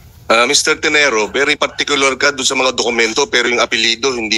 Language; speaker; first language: Filipino; native; Filipino